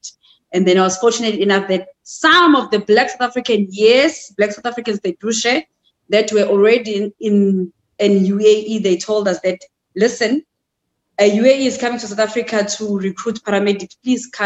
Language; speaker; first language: English; non-native, local second language; Zulu